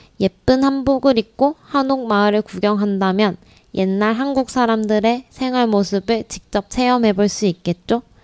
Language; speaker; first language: Korean; native; Korean